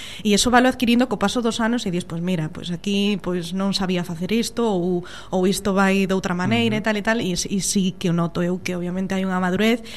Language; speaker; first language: Galician; native; Galician